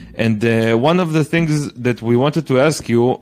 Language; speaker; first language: English; non-native, fluent; Hebrew